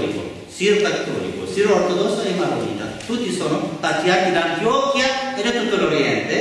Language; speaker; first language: Italian; non-native, fluent; Arabic